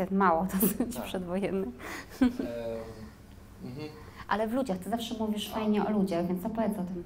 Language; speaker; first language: Polish; native; Polish